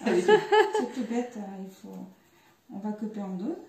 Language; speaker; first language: French; non-native, fluent; Japanese